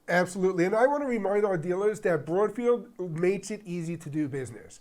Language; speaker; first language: English; native; English